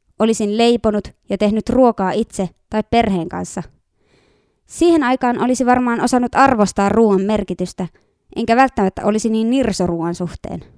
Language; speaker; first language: Finnish; native; Finnish